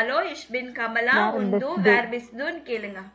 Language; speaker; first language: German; non-native, fluent; Tamil